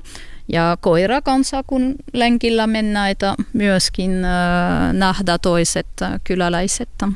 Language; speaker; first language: Finnish; non-native, learner; French